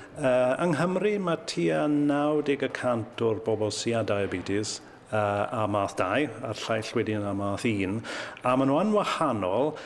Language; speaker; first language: Welsh; native; Welsh